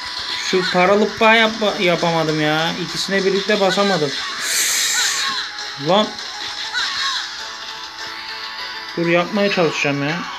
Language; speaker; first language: Turkish; native; Turkish